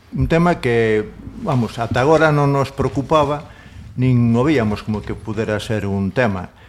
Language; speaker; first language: Galician; non-native, local second language; Spanish